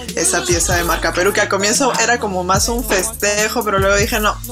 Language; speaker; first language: Spanish; native; Spanish